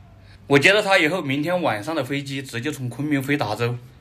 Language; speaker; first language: Chinese; native; Chinese